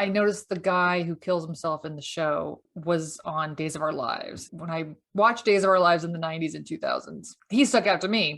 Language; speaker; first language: English; native; English